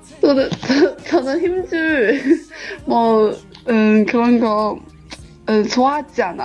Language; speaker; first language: Korean; non-native, learner; Chinese